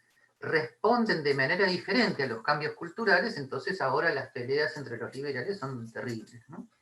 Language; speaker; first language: Spanish; native; Spanish